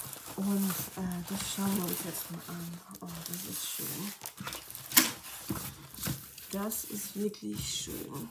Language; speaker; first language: German; native; German